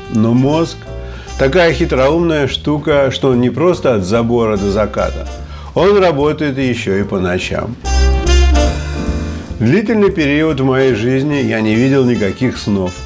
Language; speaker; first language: Russian; native; Russian